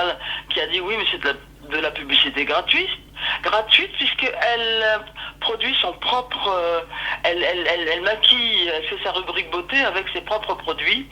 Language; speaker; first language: French; native; French